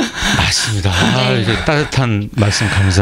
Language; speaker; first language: Korean; native; Korean